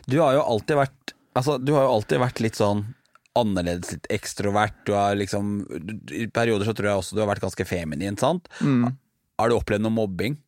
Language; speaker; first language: Norwegian; native; Norwegian